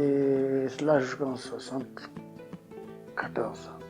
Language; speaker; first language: French; non-native, fluent; Portuguese